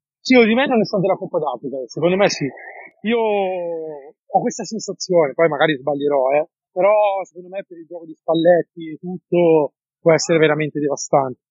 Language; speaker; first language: Italian; native; Italian